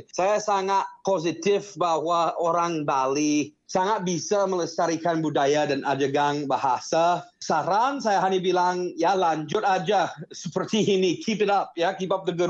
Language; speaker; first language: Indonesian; non-native, fluent; English